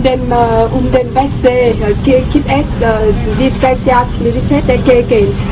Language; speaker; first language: German; non-native, learner; Vietnamese